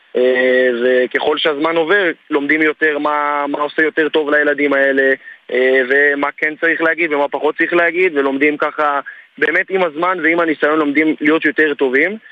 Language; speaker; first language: Hebrew; native; Hebrew